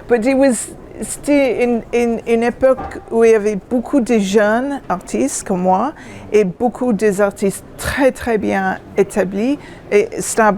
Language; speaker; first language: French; non-native, learner; English